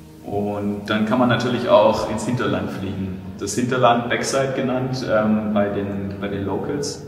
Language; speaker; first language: German; native; German